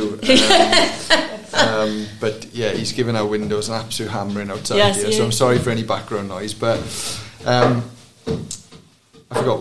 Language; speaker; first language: English; native; English